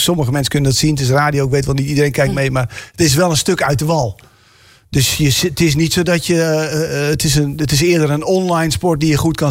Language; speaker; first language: Dutch; native; Dutch